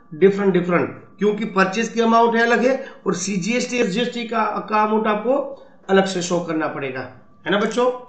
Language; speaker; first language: Hindi; non-native, local second language; Gujarati